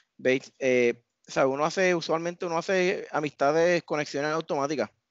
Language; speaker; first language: Spanish; native; Spanish